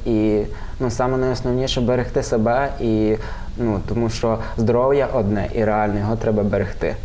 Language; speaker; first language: Ukrainian; native; Ukrainian